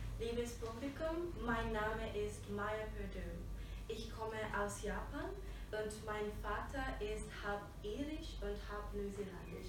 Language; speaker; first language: German; non-native, fluent; Japanese